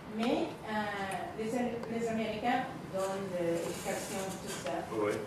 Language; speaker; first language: French; non-native, fluent; Filipino